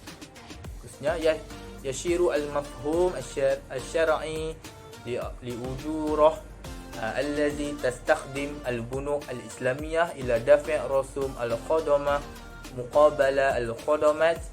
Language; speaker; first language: Arabic; non-native, learner; Malay